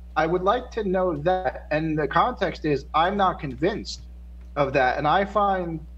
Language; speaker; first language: English; native; English